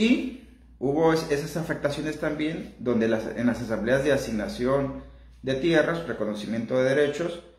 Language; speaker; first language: Spanish; native; Spanish